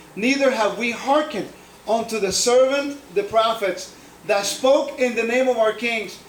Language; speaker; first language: English; non-native, fluent; Spanish